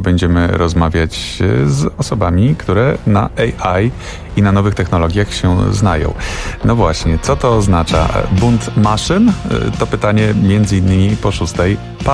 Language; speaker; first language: Polish; native; Polish